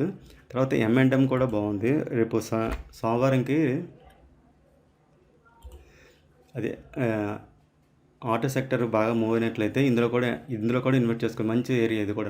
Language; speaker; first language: Telugu; native; Telugu